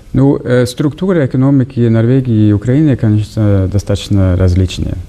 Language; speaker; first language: Russian; non-native, fluent; Norwegian